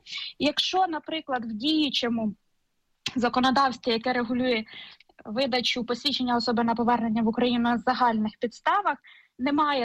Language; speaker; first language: Ukrainian; native; Ukrainian